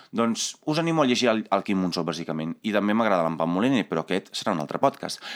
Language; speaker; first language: Catalan; non-native, fluent; Italian